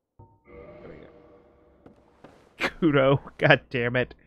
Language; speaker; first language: English; native; English